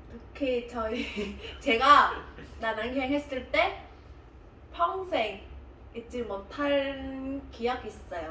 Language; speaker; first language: Korean; non-native, fluent; Vietnamese